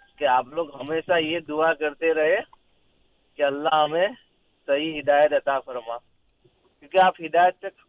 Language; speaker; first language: Urdu; early bilingual, heritage; Urdu